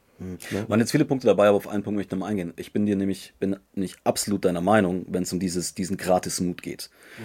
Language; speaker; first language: German; native; German